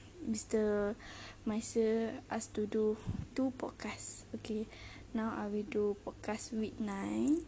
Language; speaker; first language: English; non-native, learner; Malay